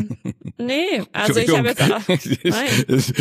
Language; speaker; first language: German; native; German